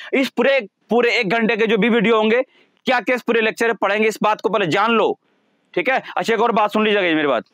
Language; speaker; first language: Hindi; native; Hindi